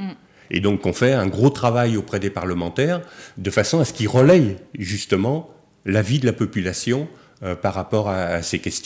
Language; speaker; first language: French; native; French